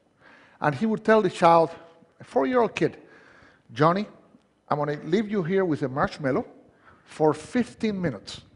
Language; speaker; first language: English; non-native, fluent; Spanish